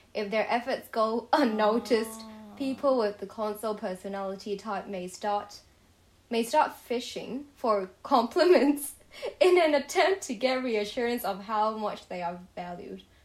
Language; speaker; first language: English; non-native, local second language; Cantonese